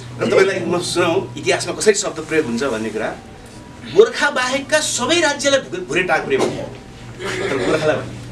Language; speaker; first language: Nepali; non-native, local second language; Eastern Tamang